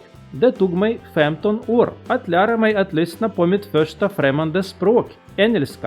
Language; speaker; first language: Swedish; non-native, learner; Russian